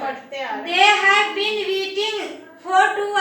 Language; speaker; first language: English; non-native, learner; Hindi